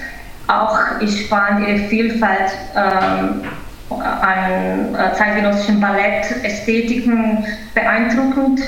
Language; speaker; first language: German; non-native, fluent; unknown